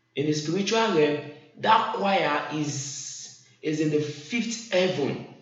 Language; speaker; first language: English; non-native, local second language; Yoruba